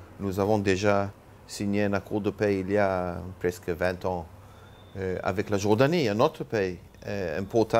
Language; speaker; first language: French; non-native, learner; Hebrew